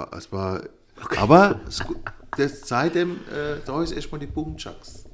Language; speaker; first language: German; native; German